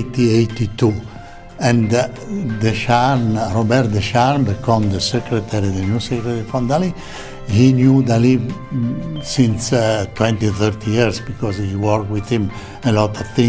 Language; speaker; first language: English; non-native, learner; Italian